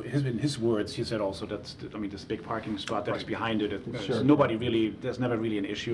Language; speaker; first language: English; non-native, fluent; German